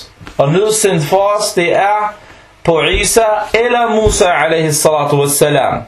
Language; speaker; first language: Danish; non-native, fluent; Arabic